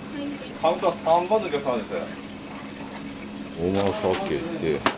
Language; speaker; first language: Japanese; native; Japanese